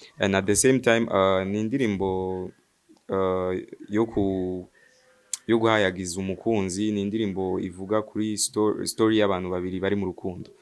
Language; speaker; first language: Rundi; early bilingual, heritage; Rundi